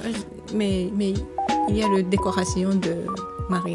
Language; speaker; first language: French; non-native, learner; Japanese